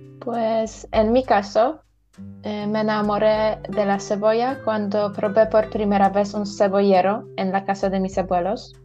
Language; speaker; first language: Spanish; non-native, learner; Polish